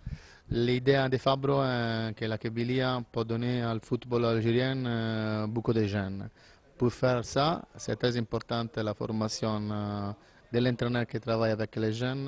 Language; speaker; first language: French; non-native, learner; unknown